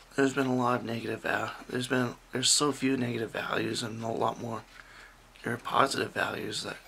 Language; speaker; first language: English; native; English